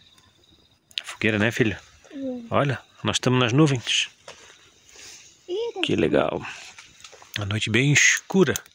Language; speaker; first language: Portuguese; native; Portuguese